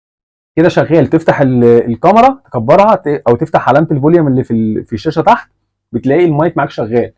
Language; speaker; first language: Arabic; native; Arabic